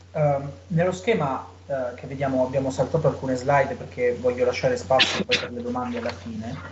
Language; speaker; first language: Italian; native; Italian